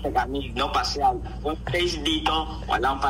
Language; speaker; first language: Filipino; early bilingual, heritage; Spanish